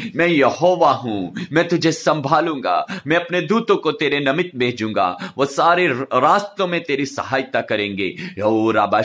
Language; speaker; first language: Hindi; non-native, local second language; Punjabi